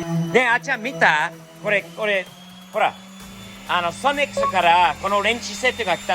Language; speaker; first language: Japanese; non-native, fluent; English